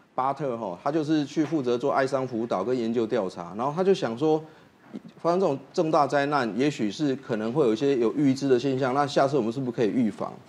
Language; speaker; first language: Chinese; native; Chinese